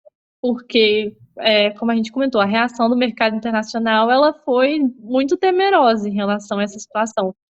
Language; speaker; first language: Portuguese; native; Portuguese